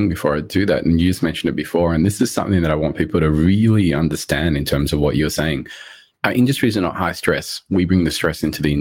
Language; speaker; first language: English; early bilingual, other home language; Morisyen